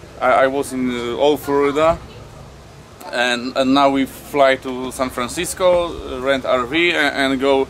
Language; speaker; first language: English; non-native, learner; Polish